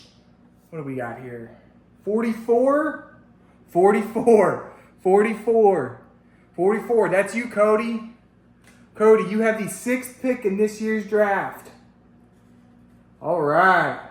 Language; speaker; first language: English; native; English